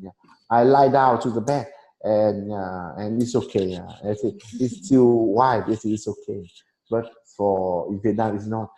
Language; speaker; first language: English; non-native, learner; Vietnamese